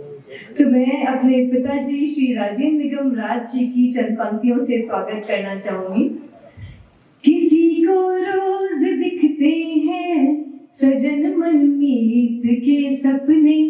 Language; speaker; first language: Hindi; native; Hindi